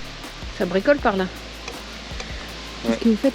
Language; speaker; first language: French; native; French